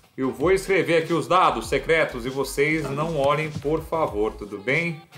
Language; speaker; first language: Portuguese; native; Portuguese